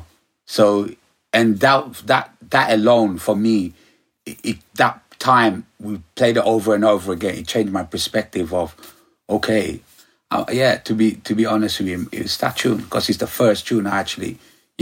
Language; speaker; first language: English; early bilingual, other home language; Ga